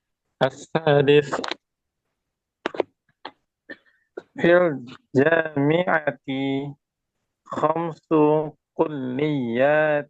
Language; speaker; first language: Arabic; non-native, learner; Indonesian